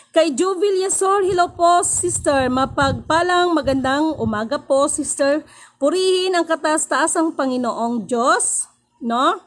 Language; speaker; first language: Filipino; non-native, local second language; Cebuano